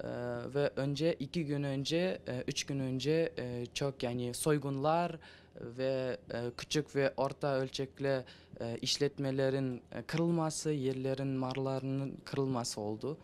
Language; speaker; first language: Turkish; non-native, learner; Kazakh